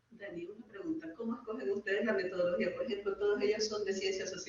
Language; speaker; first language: Spanish; native; Spanish